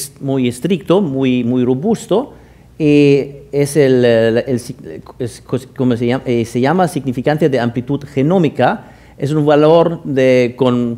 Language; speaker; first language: Spanish; non-native, fluent; German